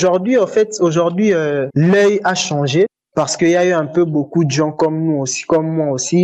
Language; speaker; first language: French; non-native, local second language; Lingala